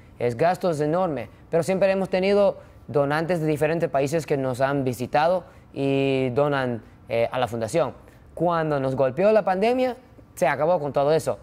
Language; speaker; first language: Spanish; non-native, fluent; Japanese